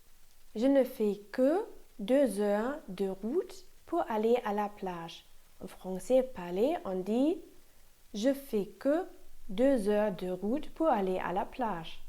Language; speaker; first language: French; non-native, fluent; German